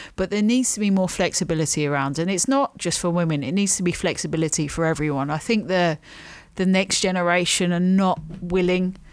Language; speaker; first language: English; native; English